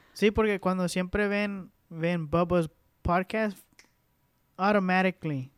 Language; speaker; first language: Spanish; early bilingual, heritage; Spanish